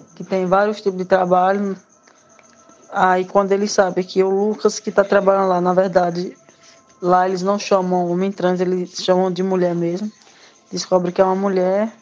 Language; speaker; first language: Portuguese; native; Portuguese